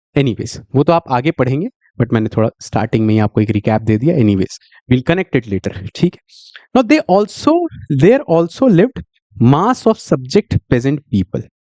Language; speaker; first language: Hindi; native; Hindi